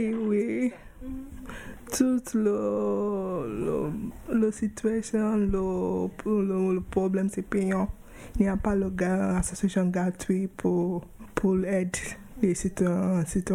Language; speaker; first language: French; non-native, learner; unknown